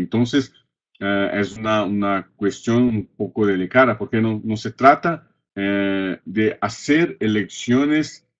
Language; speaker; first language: Spanish; non-native, fluent; Portuguese